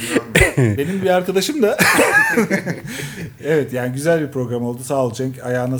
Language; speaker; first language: Turkish; native; Turkish